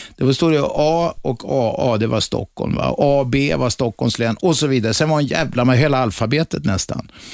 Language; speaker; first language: Swedish; native; Swedish